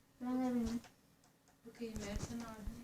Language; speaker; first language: Turkish; native; Turkish